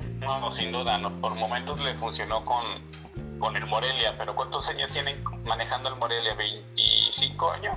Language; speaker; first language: Spanish; native; Spanish